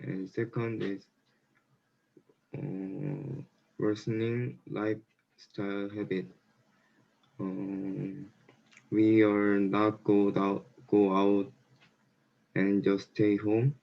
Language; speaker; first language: English; non-native, learner; Korean